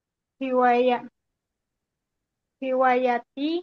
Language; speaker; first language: Arabic; non-native, learner; Indonesian